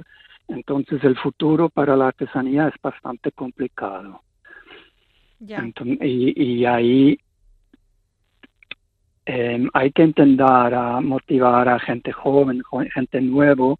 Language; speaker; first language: Spanish; non-native, fluent; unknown